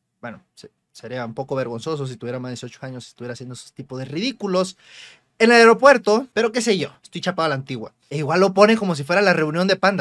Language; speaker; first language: Spanish; native; Spanish